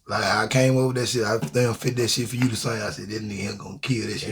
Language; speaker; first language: English; native; English